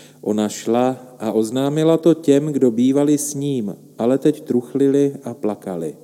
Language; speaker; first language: Czech; native; Czech